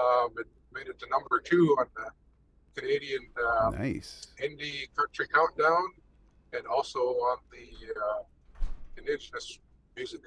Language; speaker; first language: English; native; English